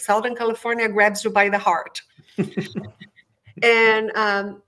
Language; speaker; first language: English; non-native, fluent; Portuguese